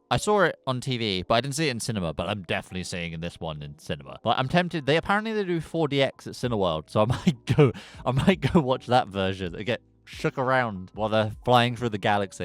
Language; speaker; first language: English; native; English